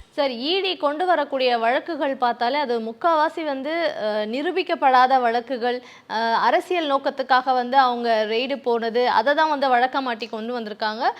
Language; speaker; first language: Tamil; native; Tamil